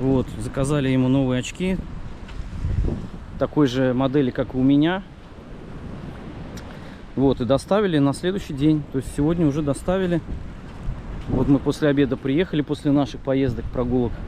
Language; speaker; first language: Russian; native; Russian